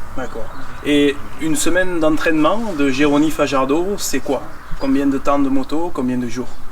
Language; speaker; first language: French; native; French